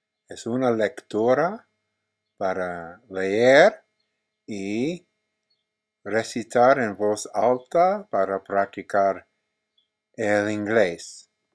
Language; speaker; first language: Spanish; non-native, fluent; English